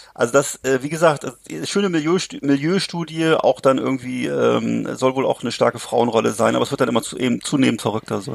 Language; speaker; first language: German; native; German